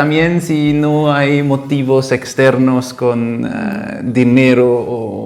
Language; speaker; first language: Spanish; non-native, fluent; German